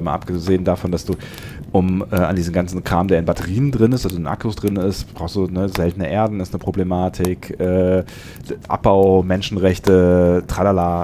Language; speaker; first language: German; native; German